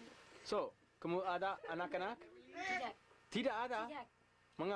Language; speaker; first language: Indonesian; non-native, learner; English